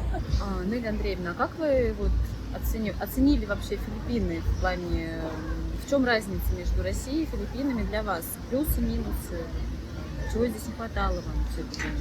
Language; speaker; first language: Russian; native; Russian